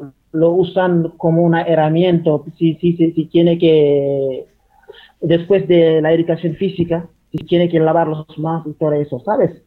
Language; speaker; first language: Spanish; non-native, fluent; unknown